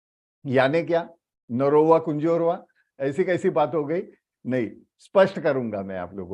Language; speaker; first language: Hindi; native; Hindi